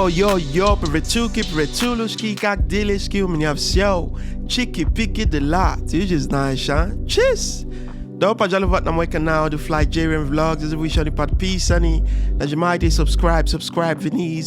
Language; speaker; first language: Russian; non-native, learner; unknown